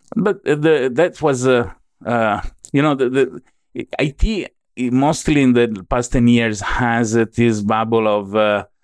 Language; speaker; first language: English; non-native, fluent; Italian